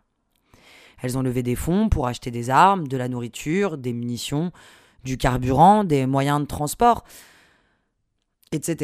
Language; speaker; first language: French; native; French